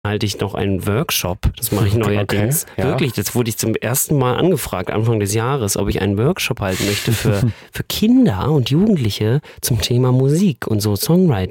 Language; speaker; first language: German; native; German